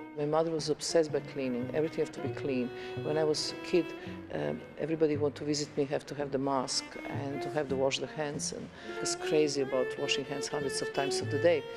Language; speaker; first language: English; non-native, fluent; Serbian